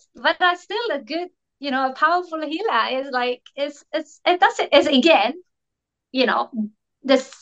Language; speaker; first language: English; non-native, fluent; Italian